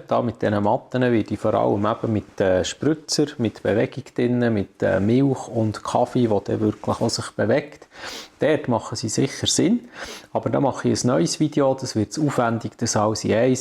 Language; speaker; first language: German; native; German